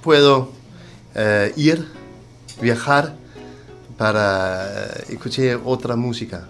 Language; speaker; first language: Spanish; non-native, learner; Danish